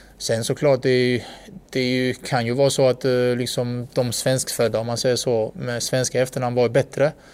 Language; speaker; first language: Swedish; early bilingual, other home language; Bosnian